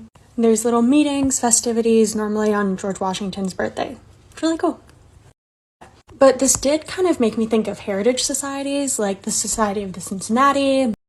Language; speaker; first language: English; native; English